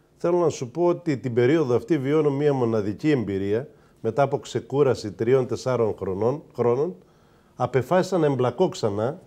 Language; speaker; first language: Greek; native; Greek